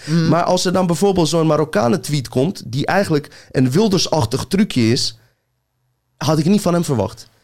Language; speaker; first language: Dutch; early bilingual, other home language; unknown